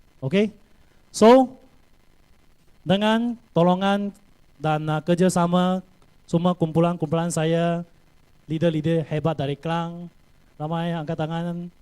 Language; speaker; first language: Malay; non-native, local second language; Chinese